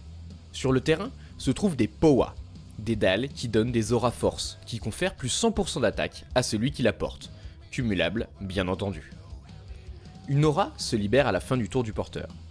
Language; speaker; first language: French; native; French